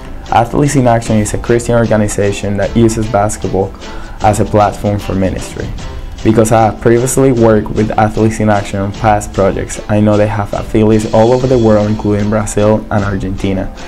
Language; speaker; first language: English; non-native, fluent; Spanish